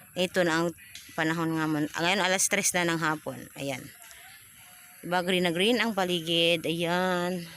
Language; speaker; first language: Filipino; non-native, local second language; Cebuano